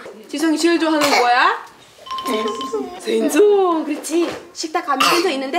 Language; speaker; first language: Korean; non-native, learner; Spanish